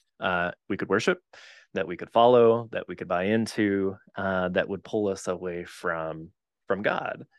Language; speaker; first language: English; native; English